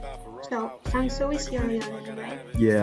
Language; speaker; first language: English; non-native, fluent; Tatar